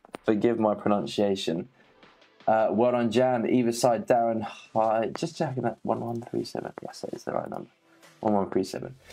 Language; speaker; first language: English; native; English